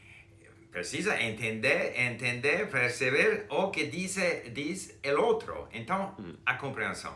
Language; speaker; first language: Portuguese; non-native, fluent; English